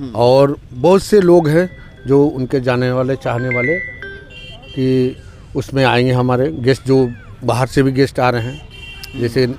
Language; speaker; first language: Hindi; native; Hindi